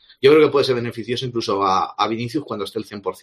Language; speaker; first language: Spanish; native; Spanish